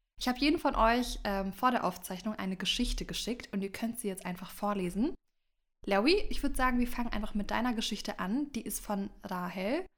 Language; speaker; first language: German; early bilingual, other home language; Amharic